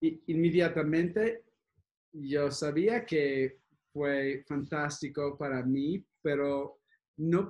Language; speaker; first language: Spanish; non-native, fluent; English